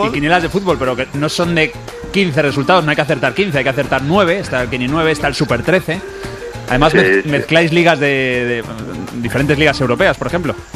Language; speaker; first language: Spanish; native; Spanish